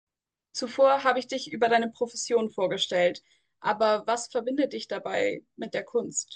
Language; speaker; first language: German; native; German